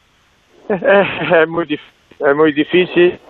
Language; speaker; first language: Spanish; non-native, learner; Italian